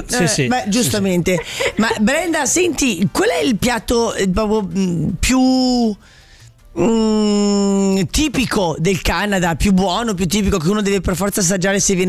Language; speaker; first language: Italian; native; Italian